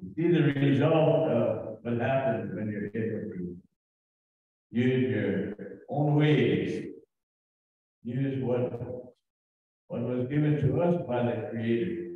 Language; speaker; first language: English; native; English